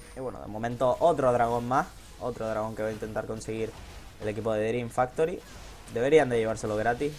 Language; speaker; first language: Spanish; native; Spanish